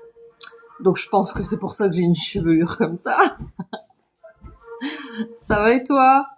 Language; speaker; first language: French; native; French